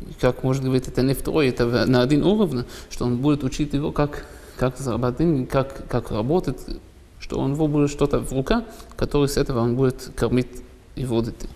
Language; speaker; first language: Russian; non-native, learner; Hebrew